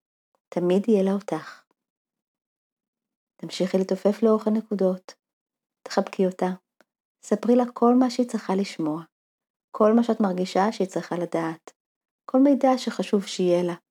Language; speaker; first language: Hebrew; native; Hebrew